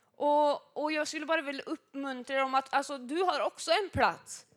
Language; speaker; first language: Swedish; native; Swedish